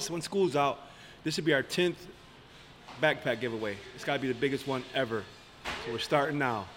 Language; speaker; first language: English; native; English